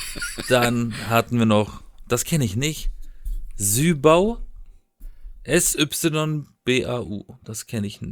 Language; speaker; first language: German; native; German